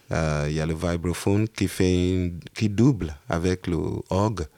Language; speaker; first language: French; non-native, learner; Yoruba